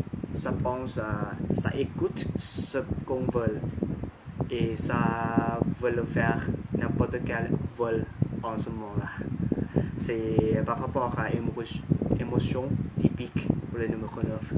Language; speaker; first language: French; non-native, learner; Thai